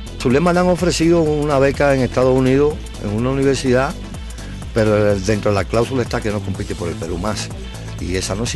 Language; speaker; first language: Spanish; native; Spanish